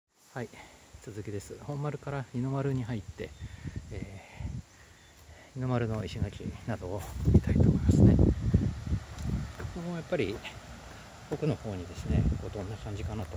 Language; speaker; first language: Japanese; native; Japanese